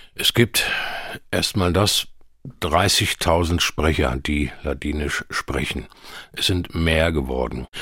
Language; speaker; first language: German; native; German